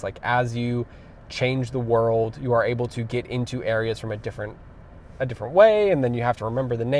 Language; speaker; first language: English; native; English